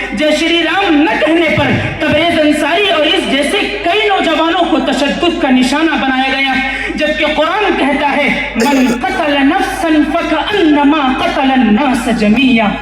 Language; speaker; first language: Urdu; native; Urdu